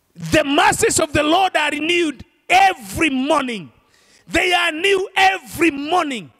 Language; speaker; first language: English; non-native, local second language; Swahili